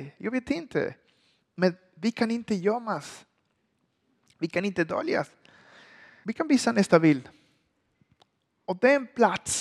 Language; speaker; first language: Swedish; non-native, learner; Spanish